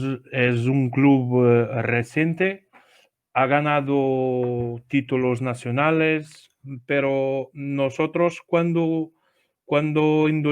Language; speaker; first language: Spanish; non-native, learner; Portuguese